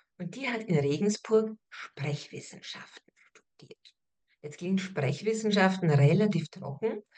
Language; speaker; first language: German; native; German